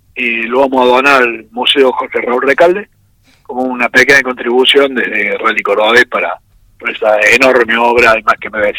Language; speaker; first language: Spanish; native; Spanish